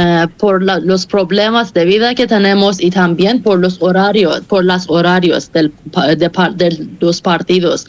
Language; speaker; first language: Spanish; non-native, fluent; Persian